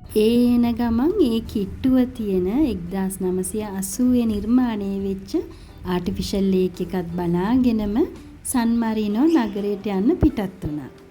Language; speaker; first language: Sinhala; native; Sinhala